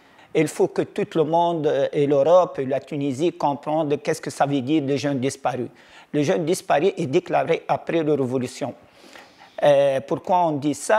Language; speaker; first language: French; non-native, local second language; Arabic